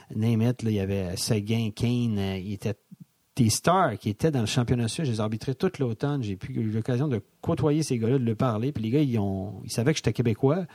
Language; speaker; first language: French; native; French